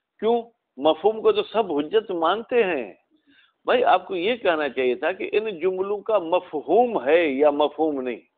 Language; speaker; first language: Urdu; non-native, local second language; Sindhi